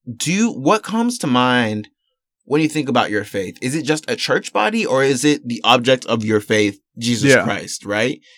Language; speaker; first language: English; early bilingual, other home language; Yoruba